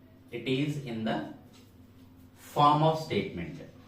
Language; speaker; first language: English; non-native, local second language; Telugu